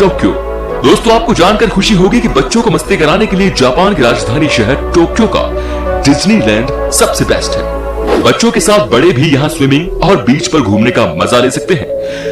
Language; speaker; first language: Hindi; native; Hindi